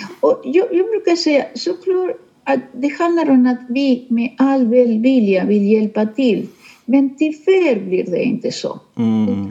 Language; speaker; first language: Swedish; non-native, fluent; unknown